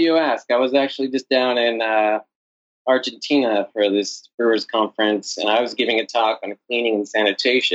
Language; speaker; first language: English; native; English